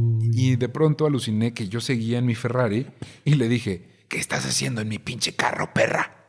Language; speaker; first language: Spanish; native; Spanish